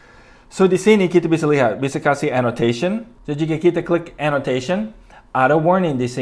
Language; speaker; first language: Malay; non-native, fluent; English